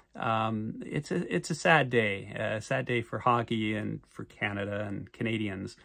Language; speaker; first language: English; native; English